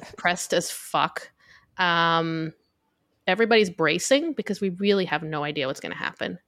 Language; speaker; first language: English; early bilingual, other home language; Hebrew